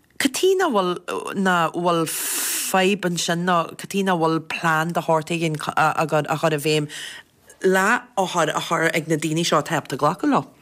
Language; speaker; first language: Irish; native; Irish